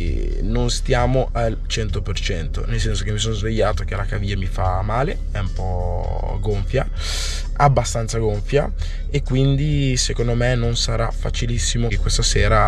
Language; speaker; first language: Italian; early bilingual, other home language; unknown